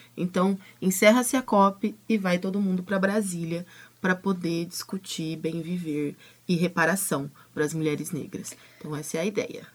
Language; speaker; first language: Portuguese; native; Portuguese